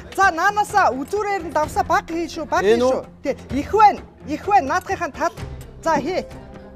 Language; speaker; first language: Mongolian; native; Mongolian